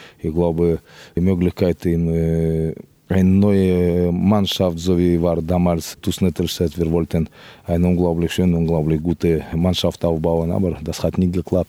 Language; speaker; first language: German; non-native, fluent; Russian